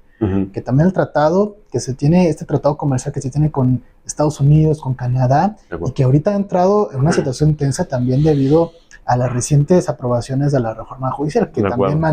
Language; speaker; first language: Spanish; native; Spanish